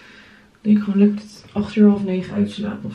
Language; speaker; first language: Dutch; native; Dutch